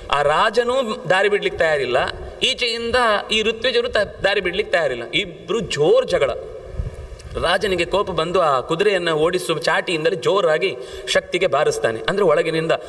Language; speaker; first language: Kannada; non-native, local second language; Tulu